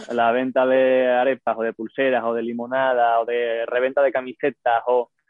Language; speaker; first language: Spanish; native; Spanish